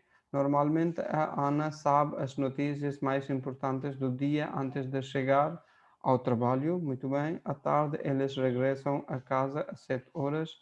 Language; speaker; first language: Portuguese; non-native, fluent; Hindi